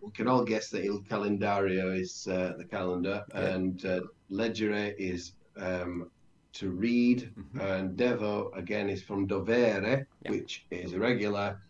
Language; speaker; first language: English; native; English